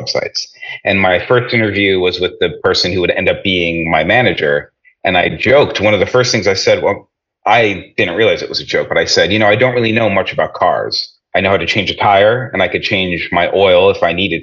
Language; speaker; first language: English; native; English